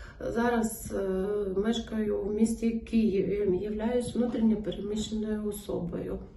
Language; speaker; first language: Ukrainian; non-native, local second language; Russian